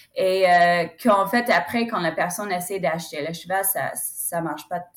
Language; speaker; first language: French; non-native, fluent; English